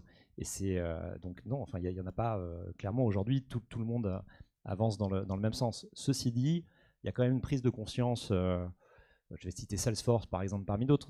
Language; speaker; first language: French; native; French